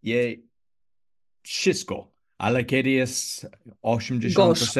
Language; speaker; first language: Polish; non-native, learner; English